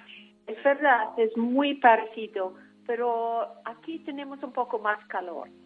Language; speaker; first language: Spanish; non-native, fluent; English